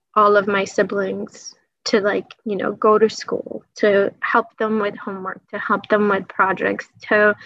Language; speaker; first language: English; early bilingual, other home language; Persian